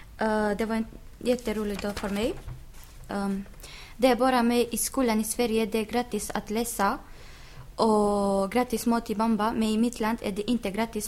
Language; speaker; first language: Swedish; non-native, learner; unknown